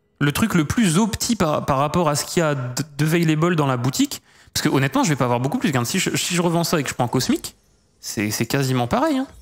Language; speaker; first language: French; native; French